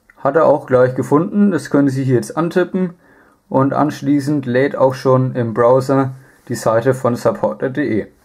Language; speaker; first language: German; native; German